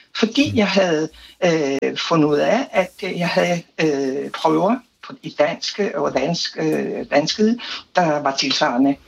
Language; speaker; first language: Danish; non-native, fluent; Italian